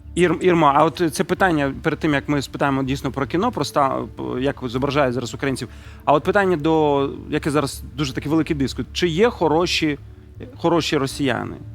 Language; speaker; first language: Ukrainian; non-native, local second language; Russian